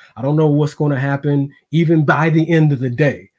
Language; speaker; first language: English; native; English